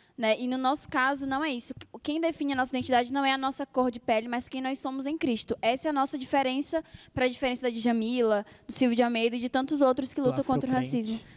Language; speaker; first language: Portuguese; native; Portuguese